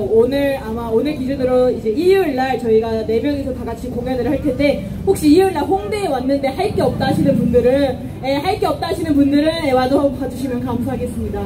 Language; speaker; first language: Korean; non-native, fluent; Japanese